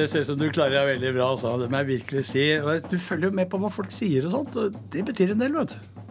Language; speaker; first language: Norwegian; native; Norwegian